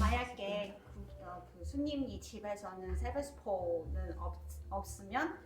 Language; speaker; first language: Korean; non-native, fluent; Chinese